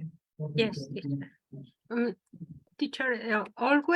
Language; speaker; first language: English; non-native, learner; Spanish